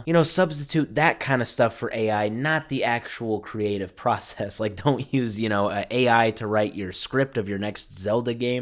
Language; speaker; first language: English; native; English